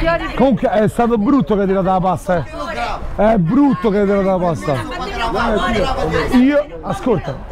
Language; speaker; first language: Italian; native; Italian